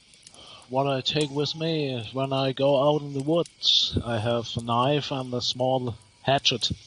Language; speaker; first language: English; non-native, learner; German